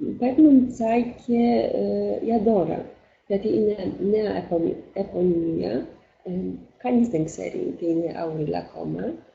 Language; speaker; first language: Greek; non-native, fluent; Polish